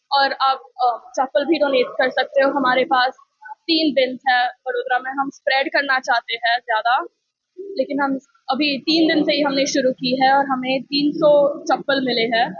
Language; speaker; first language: Hindi; non-native, local second language; Gujarati